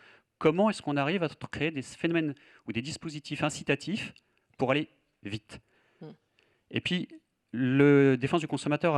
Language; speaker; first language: French; native; French